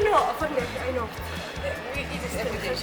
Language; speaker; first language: English; non-native, fluent; Arabic